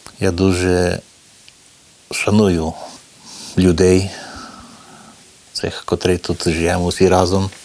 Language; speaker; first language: Ukrainian; early bilingual, heritage; Ukrainian